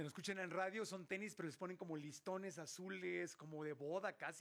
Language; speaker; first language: Spanish; native; Spanish